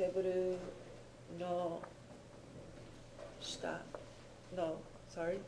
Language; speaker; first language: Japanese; non-native, learner; English